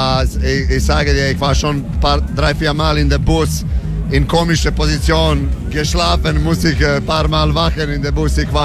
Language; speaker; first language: German; non-native, learner; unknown